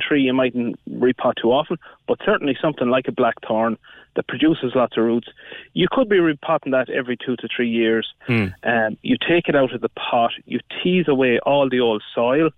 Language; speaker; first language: English; native; English